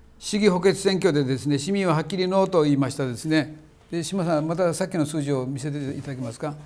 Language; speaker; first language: Japanese; native; Japanese